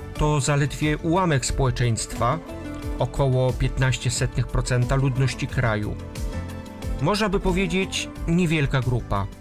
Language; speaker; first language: Polish; native; Polish